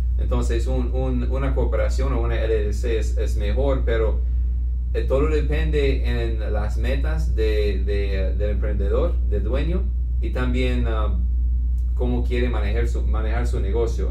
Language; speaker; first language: Spanish; non-native, fluent; English